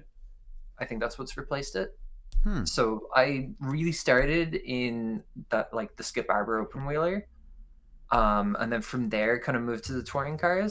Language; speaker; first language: English; native; English